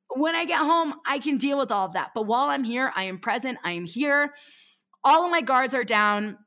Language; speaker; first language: English; native; English